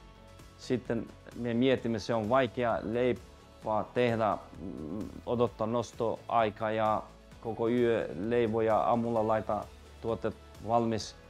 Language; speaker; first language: Finnish; non-native, learner; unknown